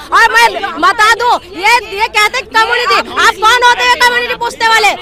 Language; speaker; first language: Hindi; non-native, local second language; Assamese